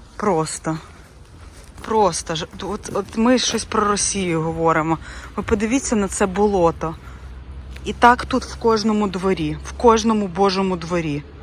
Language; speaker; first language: Ukrainian; non-native, local second language; Russian